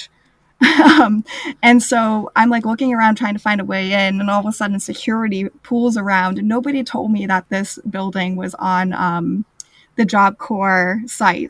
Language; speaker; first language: English; native; English